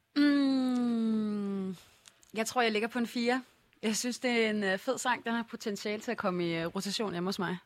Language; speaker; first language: Danish; native; Danish